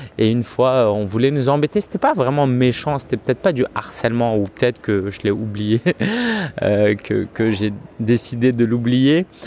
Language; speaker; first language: French; early bilingual, other home language; Chinese